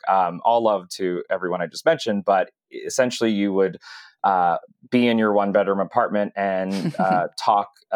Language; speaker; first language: English; native; English